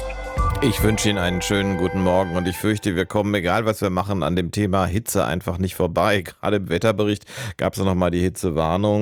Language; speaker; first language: German; native; German